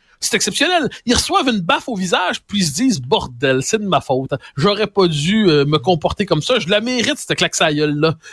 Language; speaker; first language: French; native; French